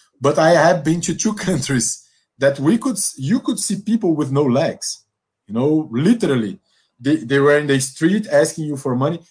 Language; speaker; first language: English; non-native, fluent; Portuguese